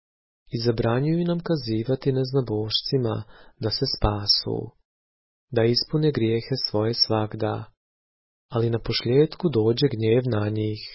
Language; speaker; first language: Croatian; native; Croatian